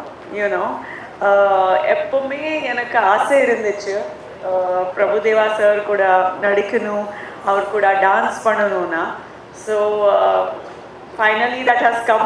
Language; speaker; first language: Tamil; non-native, fluent; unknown